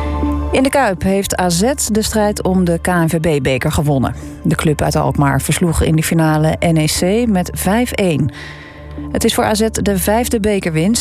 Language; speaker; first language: Dutch; native; Dutch